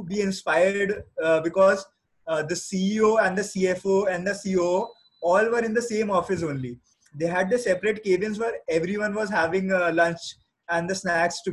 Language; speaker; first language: English; non-native, local second language; Hindi